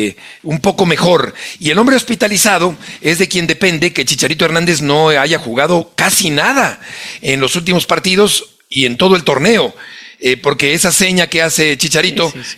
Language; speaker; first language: Spanish; native; Spanish